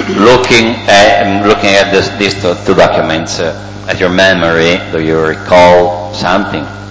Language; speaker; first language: English; non-native, fluent; Italian